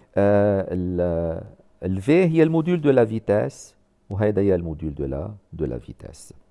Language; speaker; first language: French; non-native, local second language; Arabic